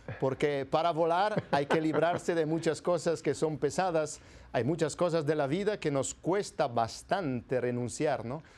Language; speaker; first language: Spanish; non-native, fluent; Italian